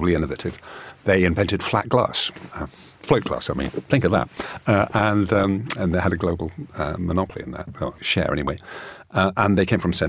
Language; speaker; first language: English; native; English